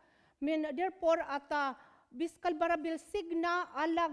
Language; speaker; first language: Norwegian; non-native, fluent; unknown